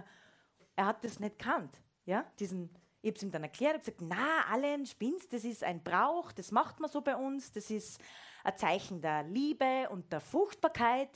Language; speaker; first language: German; native; German